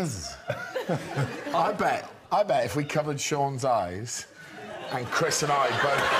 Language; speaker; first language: English; native; English